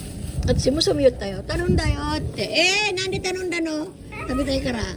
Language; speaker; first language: Japanese; non-native, learner; Filipino